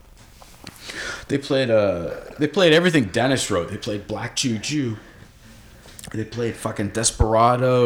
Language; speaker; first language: English; native; English